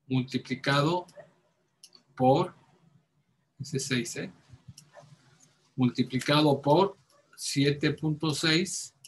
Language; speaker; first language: Spanish; native; Spanish